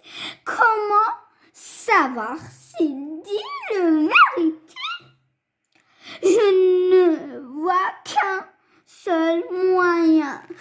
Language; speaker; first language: French; non-native, fluent; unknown